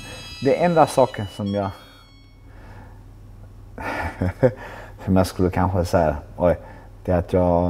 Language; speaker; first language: Swedish; early bilingual, other home language; Albanian